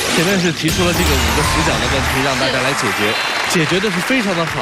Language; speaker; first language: Chinese; native; Chinese